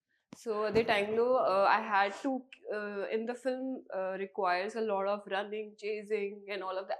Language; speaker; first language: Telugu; non-native, learner; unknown